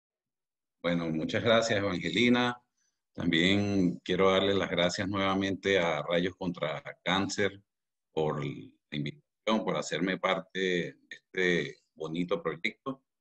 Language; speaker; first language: Spanish; native; Spanish